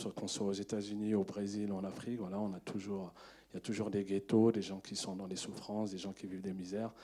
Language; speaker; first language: French; native; French